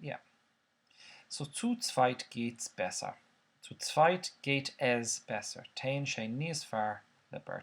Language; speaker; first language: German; non-native, fluent; Irish